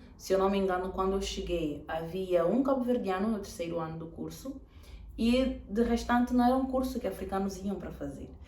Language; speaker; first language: Portuguese; native; Portuguese